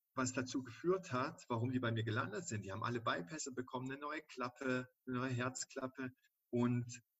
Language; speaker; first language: German; native; German